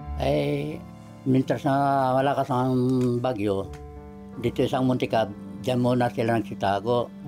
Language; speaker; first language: Filipino; non-native, local second language; Waray